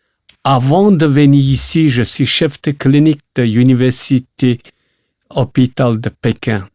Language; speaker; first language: French; non-native, learner; Chinese